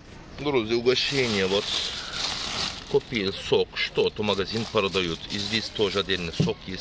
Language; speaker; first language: Russian; non-native, learner; Turkish